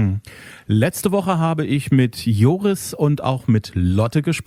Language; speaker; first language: German; native; German